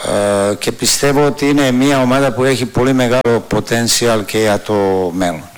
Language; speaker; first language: Greek; non-native, fluent; Serbian